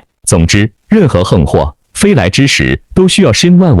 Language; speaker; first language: Chinese; native; Chinese